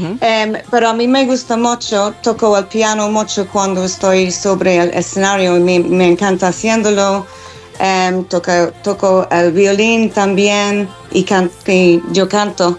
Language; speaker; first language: Spanish; non-native, fluent; English